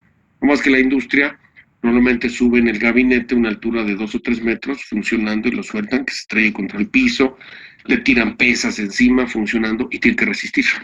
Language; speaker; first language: Spanish; native; Spanish